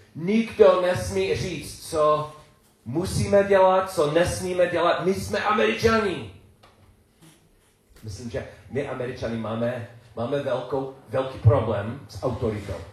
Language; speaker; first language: Czech; non-native, learner; English